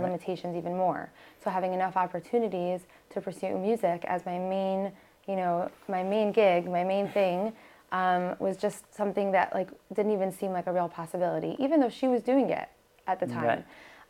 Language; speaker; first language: English; native; English